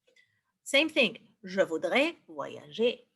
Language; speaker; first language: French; non-native, fluent; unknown